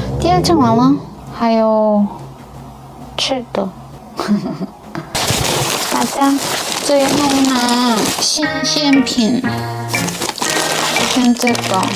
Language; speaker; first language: Chinese; non-native, learner; Korean